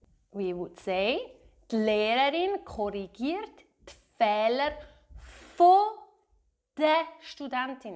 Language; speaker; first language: German; native; German